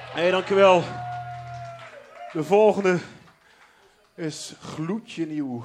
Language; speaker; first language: Dutch; native; Dutch